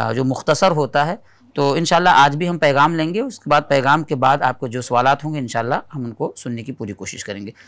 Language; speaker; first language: Hindi; native; Hindi